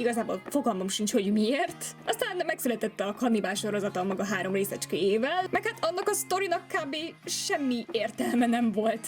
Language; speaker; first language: Hungarian; native; Hungarian